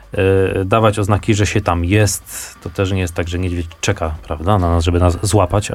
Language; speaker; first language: Polish; native; Polish